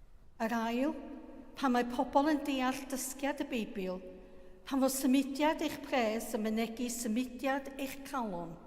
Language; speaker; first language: Welsh; native; Welsh